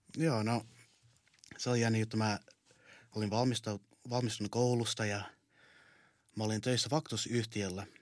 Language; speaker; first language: Finnish; early bilingual, heritage; Finnish